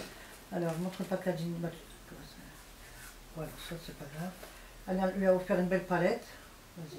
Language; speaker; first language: French; native; French